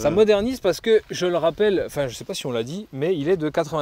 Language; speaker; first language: French; native; French